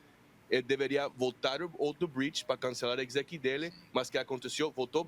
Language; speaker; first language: Portuguese; non-native, fluent; Spanish